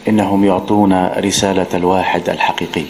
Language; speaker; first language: Arabic; native; Arabic